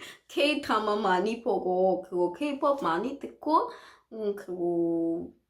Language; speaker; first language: Korean; non-native, learner; English